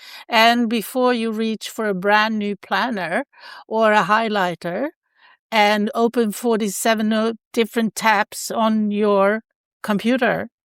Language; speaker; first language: English; non-native, fluent; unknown